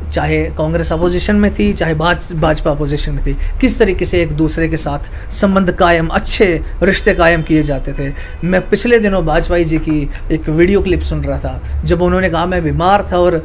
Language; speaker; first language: Hindi; native; Hindi